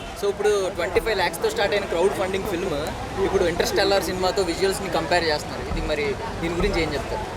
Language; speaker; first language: Telugu; native; Telugu